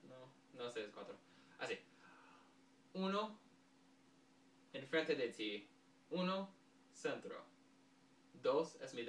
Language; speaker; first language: Spanish; non-native, learner; English